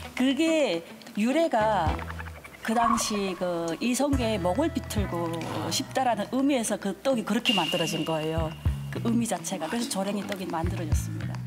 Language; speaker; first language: Korean; native; Korean